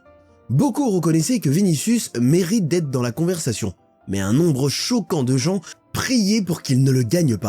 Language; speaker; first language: French; native; French